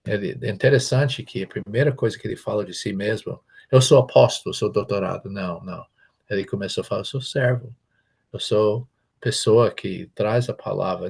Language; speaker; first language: Portuguese; non-native, fluent; English